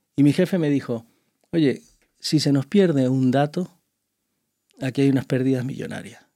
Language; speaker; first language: Spanish; native; Spanish